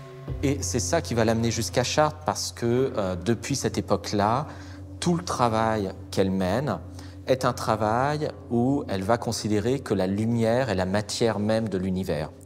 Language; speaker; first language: French; native; French